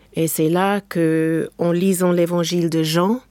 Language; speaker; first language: French; non-native, fluent; English